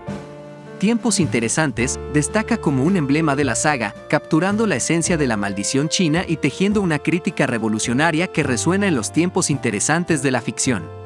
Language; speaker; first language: Spanish; native; Spanish